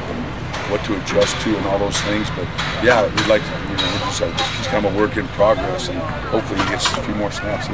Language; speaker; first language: English; native; English